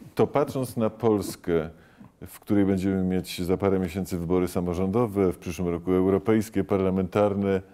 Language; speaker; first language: Polish; native; Polish